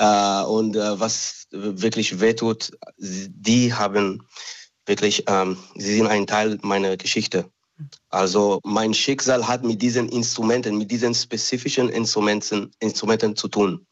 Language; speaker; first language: German; non-native, fluent; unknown